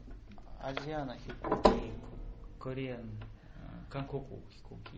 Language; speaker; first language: Japanese; non-native, learner; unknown